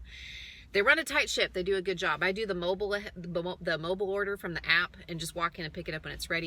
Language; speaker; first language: English; native; English